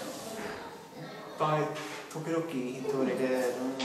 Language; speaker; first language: Japanese; non-native, learner; Swedish